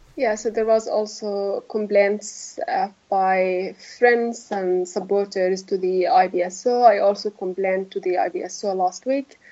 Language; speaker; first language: English; non-native, fluent; Arabic